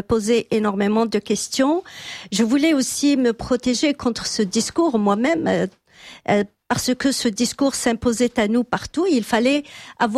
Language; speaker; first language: French; non-native, local second language; Kabyle